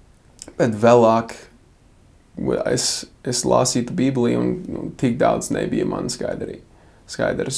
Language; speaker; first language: Latvian; non-native, fluent; English